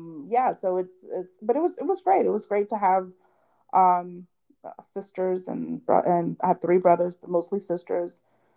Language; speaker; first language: English; early bilingual, other home language; Haitian Creole